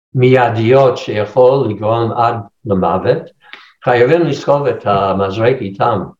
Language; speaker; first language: Hebrew; non-native, fluent; English